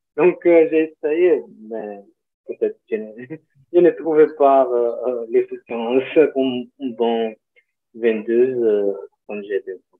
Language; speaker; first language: French; non-native, learner; Portuguese